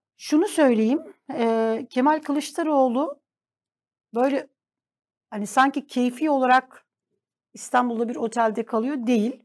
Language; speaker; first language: Turkish; native; Turkish